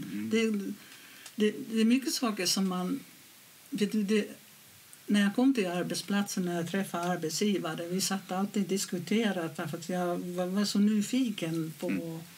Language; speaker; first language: Swedish; non-native, fluent; Finnish